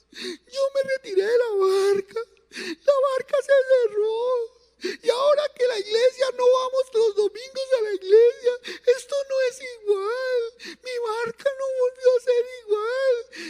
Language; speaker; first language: Spanish; native; Spanish